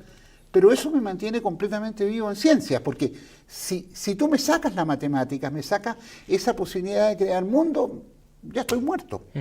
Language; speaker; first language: Spanish; native; Spanish